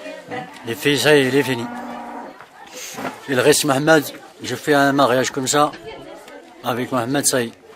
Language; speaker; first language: French; non-native, learner; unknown